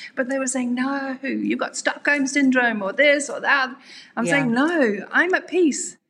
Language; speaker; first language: English; native; English